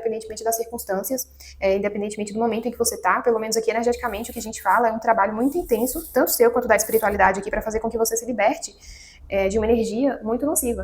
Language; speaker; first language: Portuguese; native; Portuguese